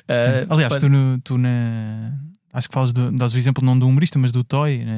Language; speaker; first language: Portuguese; native; Portuguese